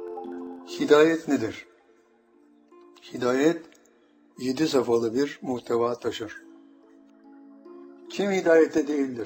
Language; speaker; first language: Turkish; native; Turkish